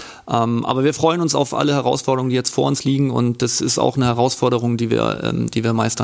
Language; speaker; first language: German; native; German